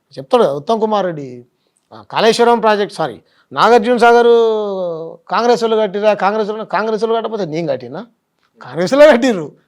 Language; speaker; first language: Telugu; native; Telugu